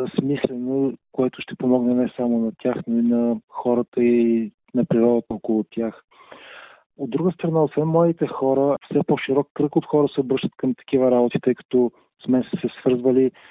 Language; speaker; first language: Bulgarian; native; Bulgarian